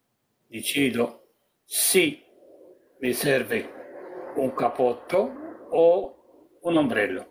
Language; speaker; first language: Italian; non-native, fluent; Arabic